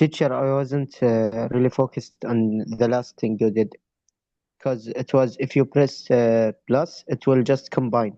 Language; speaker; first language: English; non-native, fluent; Arabic